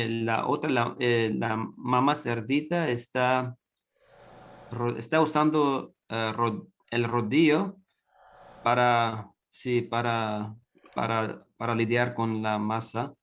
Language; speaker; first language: Spanish; non-native, learner; English